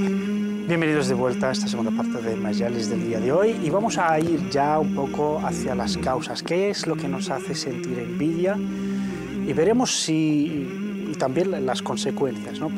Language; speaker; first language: Spanish; native; Spanish